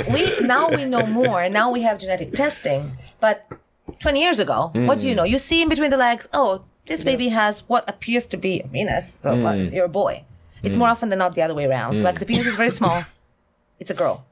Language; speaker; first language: English; non-native, fluent; Italian